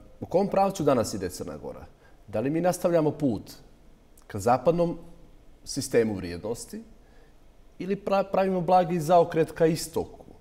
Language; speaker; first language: Serbian; native; Serbian